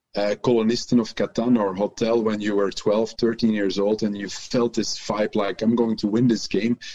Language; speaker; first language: English; non-native, fluent; Dutch